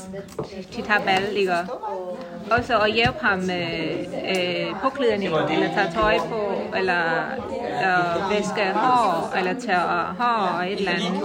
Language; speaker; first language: Danish; non-native, learner; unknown